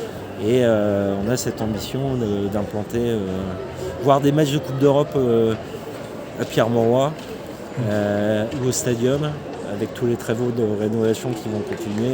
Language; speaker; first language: French; native; French